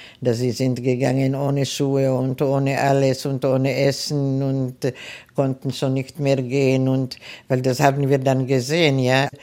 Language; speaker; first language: German; non-native, fluent; Czech